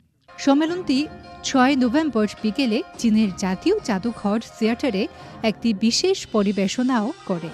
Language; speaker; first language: Bangla; non-native, fluent; Chinese